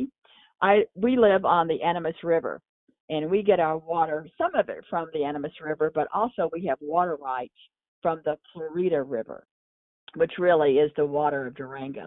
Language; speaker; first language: English; native; English